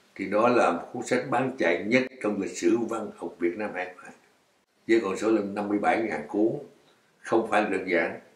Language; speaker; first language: Vietnamese; native; Vietnamese